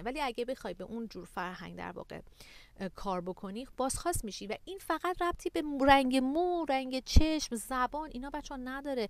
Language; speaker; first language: Persian; native; Persian